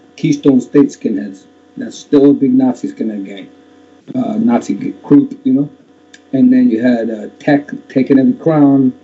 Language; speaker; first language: English; native; English